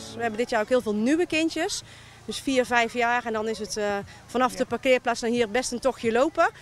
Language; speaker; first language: Dutch; native; Dutch